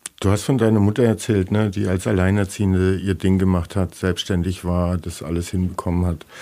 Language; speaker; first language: German; native; German